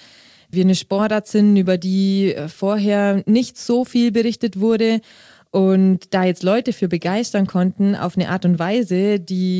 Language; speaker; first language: German; native; German